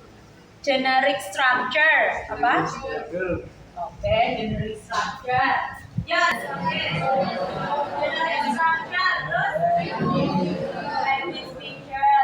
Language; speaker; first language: English; non-native, learner; Indonesian